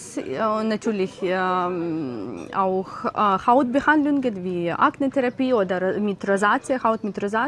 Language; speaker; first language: German; non-native, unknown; Ukrainian